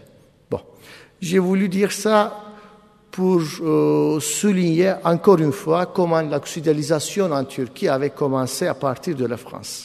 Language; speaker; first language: French; non-native, fluent; Turkish